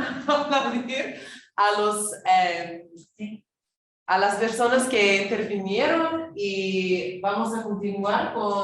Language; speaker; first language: Spanish; non-native, fluent; English